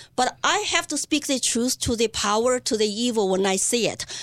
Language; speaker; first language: English; non-native, fluent; Chinese